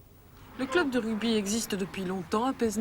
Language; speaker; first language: French; native; French